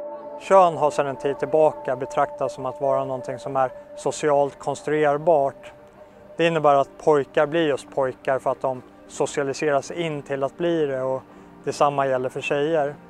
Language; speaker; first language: Swedish; native; Swedish